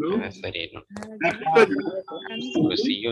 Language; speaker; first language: Arabic; non-native, learner; Bangla